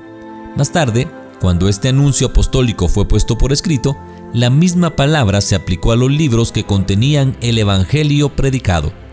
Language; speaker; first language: Spanish; native; Spanish